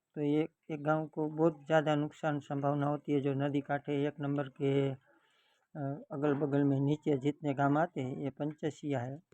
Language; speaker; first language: Hindi; non-native, local second language; Gujarati